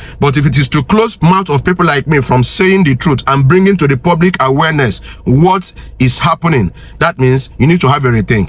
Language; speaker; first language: English; non-native, local second language; Igbo